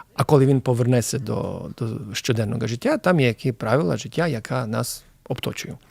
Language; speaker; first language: Ukrainian; non-native, fluent; Croatian